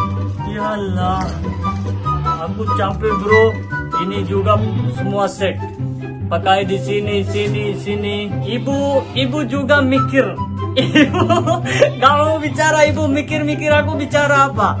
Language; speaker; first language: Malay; non-native, learner; Urdu